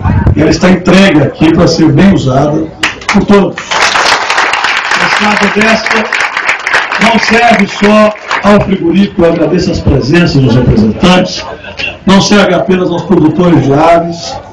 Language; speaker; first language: Portuguese; native; Portuguese